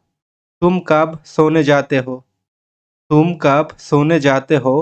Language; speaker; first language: Hindi; non-native, learner; Bangla